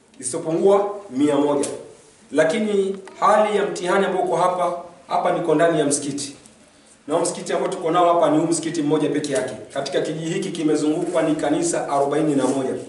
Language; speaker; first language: Swahili; native; Swahili